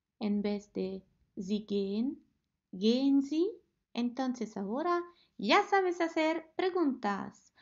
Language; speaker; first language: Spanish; non-native, fluent; Italian